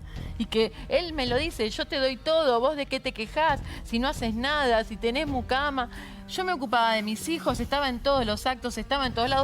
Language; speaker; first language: Spanish; native; Spanish